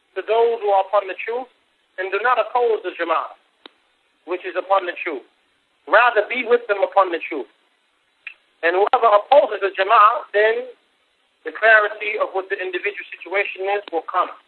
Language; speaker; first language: English; native; English